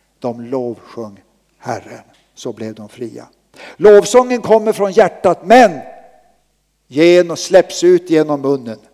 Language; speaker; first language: Swedish; native; Swedish